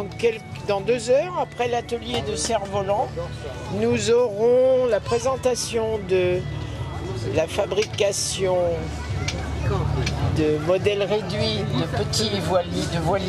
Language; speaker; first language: French; native; French